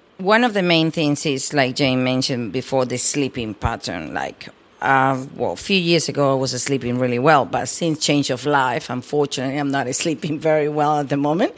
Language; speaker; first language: English; non-native, fluent; Spanish